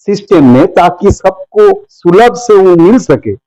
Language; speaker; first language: Hindi; non-native, local second language; Bangla